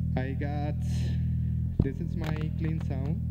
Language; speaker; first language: English; non-native, fluent; Spanish